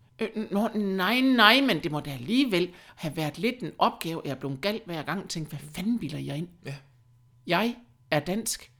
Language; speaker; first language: Danish; early bilingual, other home language; German